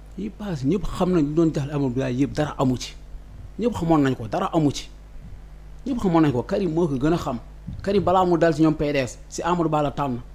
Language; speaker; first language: Wolof; non-native, local second language; Fula